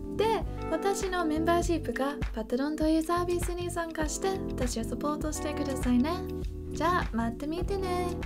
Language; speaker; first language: Japanese; non-native, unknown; English